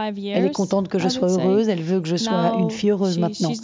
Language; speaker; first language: French; non-native, fluent; Ukrainian